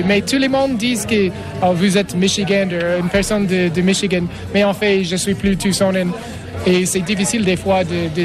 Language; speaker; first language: French; non-native, fluent; English